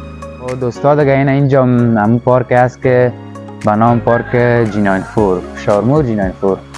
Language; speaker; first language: Persian; native; Persian